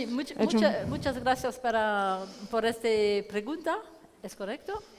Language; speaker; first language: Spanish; non-native, learner; French